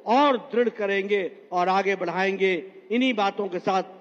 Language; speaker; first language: Hindi; native; Hindi